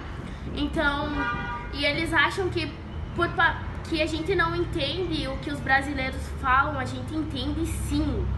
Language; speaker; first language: Portuguese; non-native, fluent; Haitian Creole